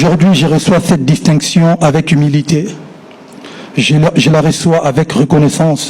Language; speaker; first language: French; non-native, local second language; Lingala